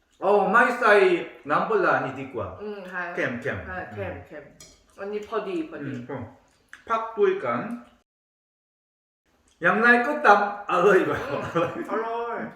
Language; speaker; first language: Thai; non-native, learner; Korean